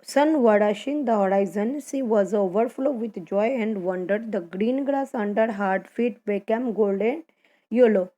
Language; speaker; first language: English; non-native, local second language; Gujarati